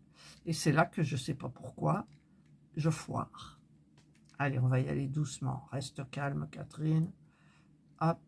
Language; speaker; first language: French; native; French